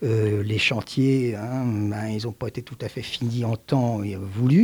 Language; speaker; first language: French; native; French